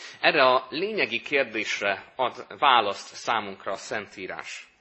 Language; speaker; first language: Hungarian; native; Hungarian